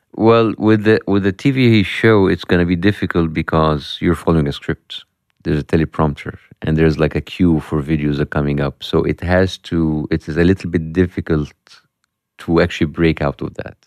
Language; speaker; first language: English; non-native, fluent; Arabic